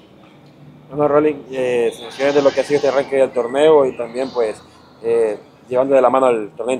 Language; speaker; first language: Spanish; native; Spanish